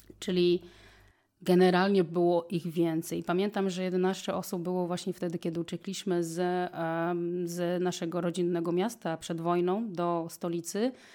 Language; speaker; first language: Polish; non-native, fluent; Portuguese